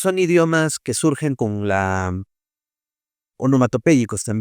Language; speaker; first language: Spanish; native; Spanish